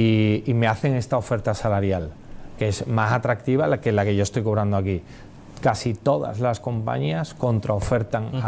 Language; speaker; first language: Spanish; native; Spanish